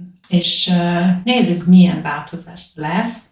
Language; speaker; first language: Hungarian; non-native, learner; English